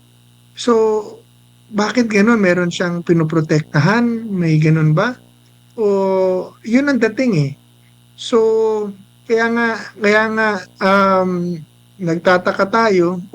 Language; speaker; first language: Filipino; native; Filipino